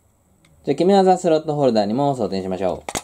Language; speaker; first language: Japanese; native; Japanese